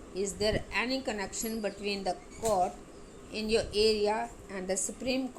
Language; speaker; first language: English; non-native, local second language; Hindi